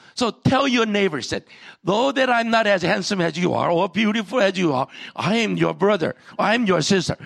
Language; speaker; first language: English; non-native, fluent; Korean